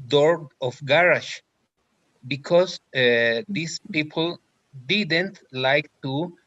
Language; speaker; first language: English; non-native, learner; Spanish